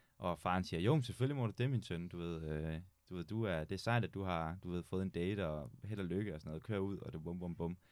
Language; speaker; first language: Danish; native; Danish